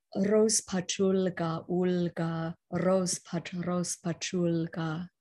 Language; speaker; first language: Polish; non-native, fluent; English